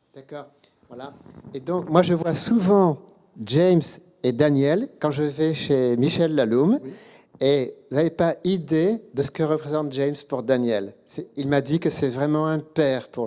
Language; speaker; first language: French; native; French